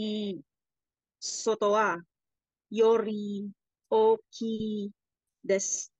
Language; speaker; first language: Japanese; non-native, learner; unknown